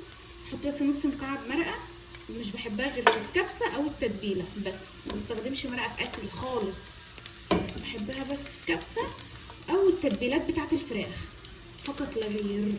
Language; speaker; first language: Arabic; native; Arabic